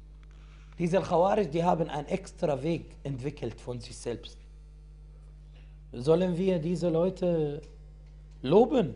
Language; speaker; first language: German; non-native, fluent; Arabic